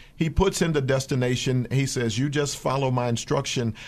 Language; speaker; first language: English; native; English